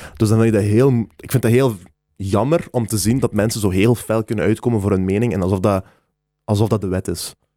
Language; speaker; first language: Dutch; native; Dutch